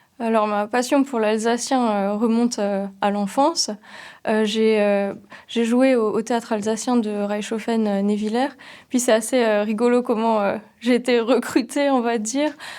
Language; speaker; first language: French; non-native, local second language; Swiss German